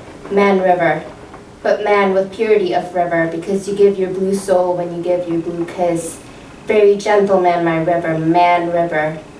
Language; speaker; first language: English; non-native, fluent; Spanish